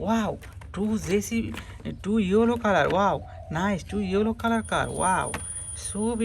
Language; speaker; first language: English; non-native, learner; Hindi